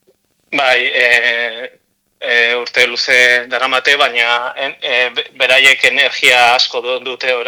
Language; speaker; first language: Basque; non-native, local second language; Spanish